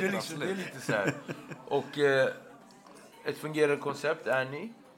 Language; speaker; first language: Swedish; native; Swedish